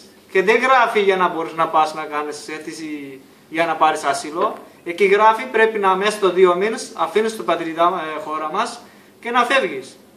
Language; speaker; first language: Greek; non-native, learner; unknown